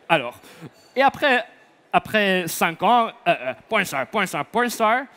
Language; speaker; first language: French; non-native, fluent; Dutch